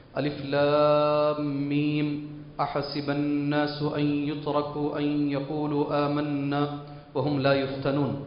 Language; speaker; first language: Urdu; native; Urdu